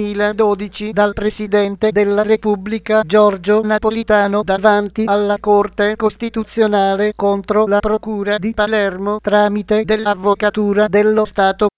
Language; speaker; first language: Italian; native; Italian